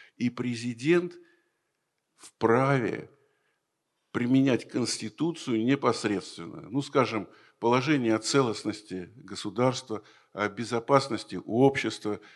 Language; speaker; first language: Russian; native; Russian